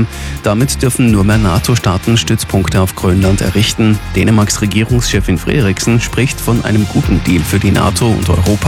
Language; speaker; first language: German; native; German